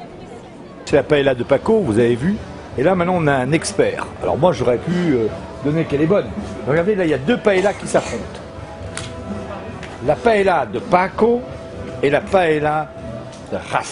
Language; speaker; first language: French; native; French